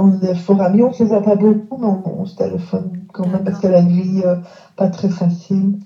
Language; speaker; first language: French; native; French